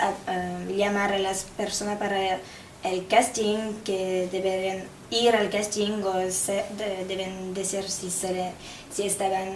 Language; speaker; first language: Spanish; non-native, learner; French